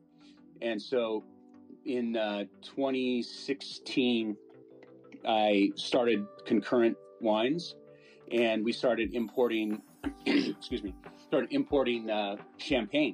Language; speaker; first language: English; native; English